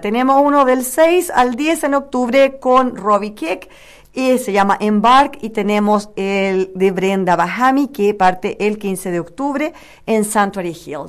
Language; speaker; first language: Spanish; native; Spanish